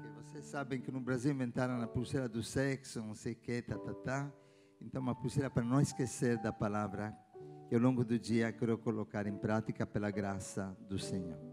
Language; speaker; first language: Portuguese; non-native, fluent; Italian